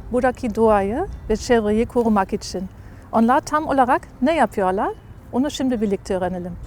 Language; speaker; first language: Turkish; non-native, fluent; German